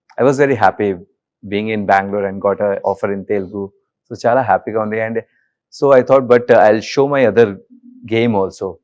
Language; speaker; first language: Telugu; non-native, learner; Hindi